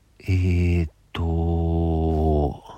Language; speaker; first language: Japanese; native; Japanese